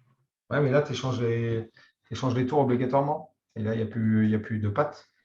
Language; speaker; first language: French; native; French